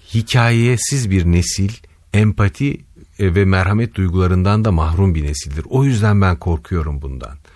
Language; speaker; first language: Turkish; native; Turkish